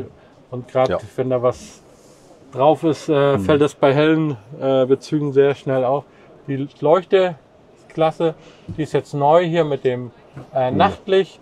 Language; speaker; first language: German; native; German